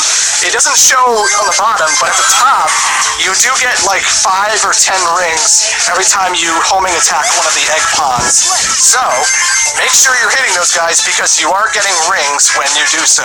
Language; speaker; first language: English; native; English